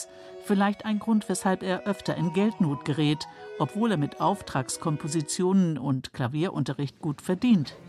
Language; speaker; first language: German; native; German